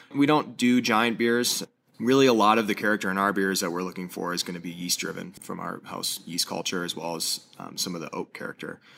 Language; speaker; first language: English; native; English